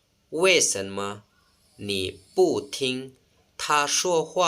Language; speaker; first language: Chinese; non-native, fluent; Lao